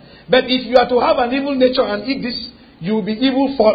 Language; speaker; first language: English; non-native, local second language; Yoruba